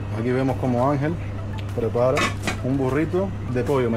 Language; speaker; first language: Spanish; native; Spanish